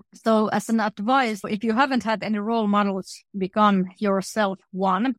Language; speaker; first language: English; non-native, fluent; Finnish